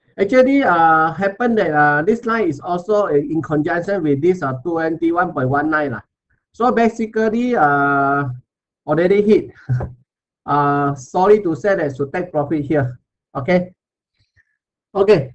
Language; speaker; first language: English; non-native, local second language; Chinese